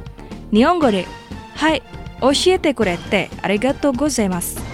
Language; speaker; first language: Japanese; non-native, fluent; Indonesian